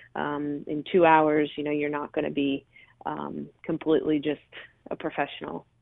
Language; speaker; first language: English; native; English